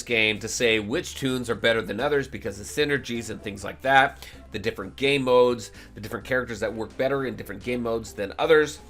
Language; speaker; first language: English; native; English